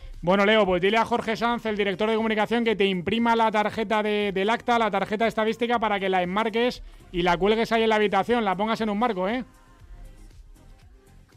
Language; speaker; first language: Spanish; native; Spanish